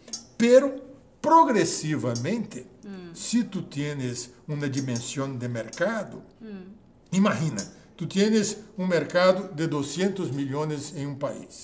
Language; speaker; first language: Spanish; non-native, fluent; Portuguese